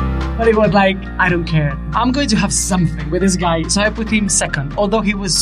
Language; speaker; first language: English; non-native, fluent; Spanish